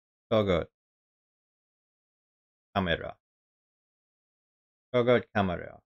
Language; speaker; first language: Korean; non-native, learner; English